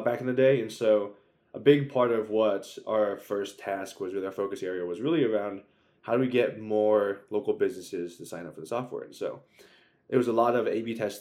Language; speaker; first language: English; native; English